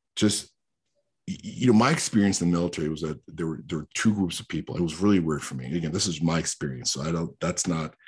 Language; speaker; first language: English; early bilingual, other home language; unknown